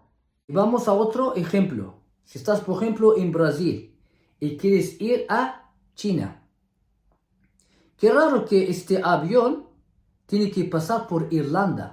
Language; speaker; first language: Spanish; non-native, fluent; Arabic